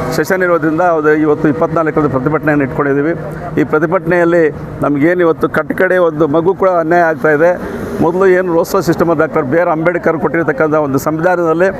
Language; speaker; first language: Kannada; native; Kannada